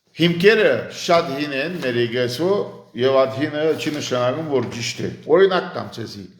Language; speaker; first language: Armenian; early bilingual, heritage; Armenian